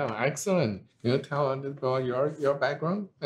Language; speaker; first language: English; non-native, fluent; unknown